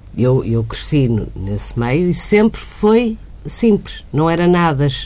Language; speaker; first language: Portuguese; native; Portuguese